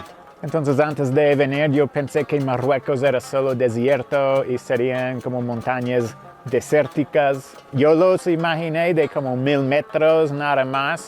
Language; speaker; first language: Spanish; non-native, fluent; English